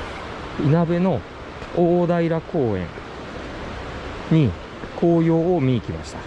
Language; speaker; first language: Japanese; native; Japanese